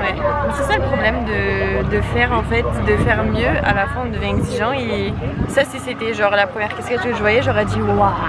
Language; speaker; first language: French; native; French